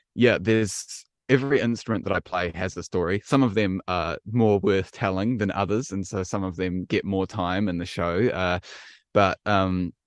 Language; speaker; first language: English; native; English